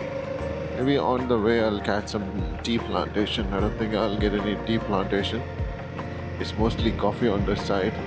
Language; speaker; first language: English; non-native, local second language; Malayalam